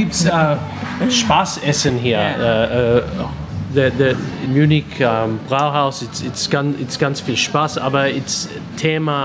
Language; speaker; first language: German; non-native, learner; English